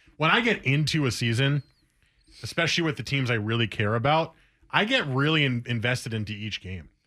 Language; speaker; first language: English; native; English